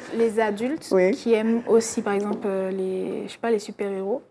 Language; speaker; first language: French; native; French